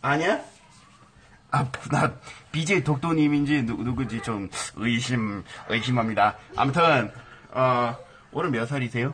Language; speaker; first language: Korean; non-native, fluent; English